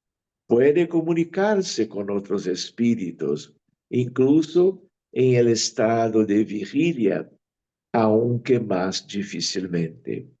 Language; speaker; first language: Spanish; non-native, fluent; Portuguese